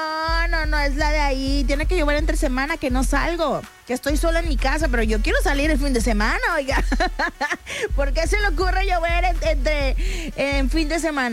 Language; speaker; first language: Spanish; native; Spanish